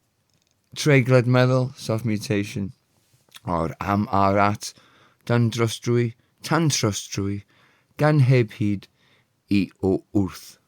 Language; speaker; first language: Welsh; non-native, fluent; English